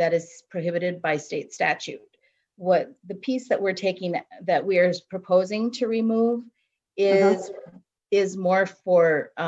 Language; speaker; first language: English; native; English